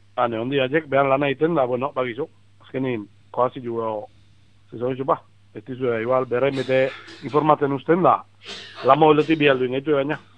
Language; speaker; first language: Basque; native; Basque